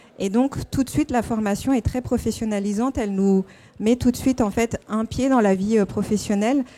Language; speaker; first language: French; non-native, local second language; Malagasy